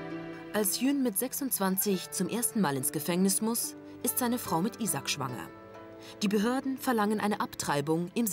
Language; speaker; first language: German; native; German